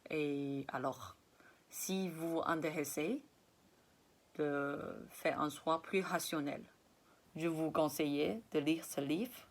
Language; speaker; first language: French; non-native, fluent; Chinese